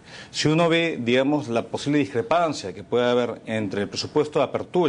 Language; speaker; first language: Spanish; native; Spanish